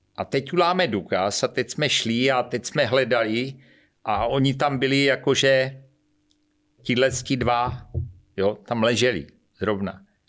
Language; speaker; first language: Czech; native; Czech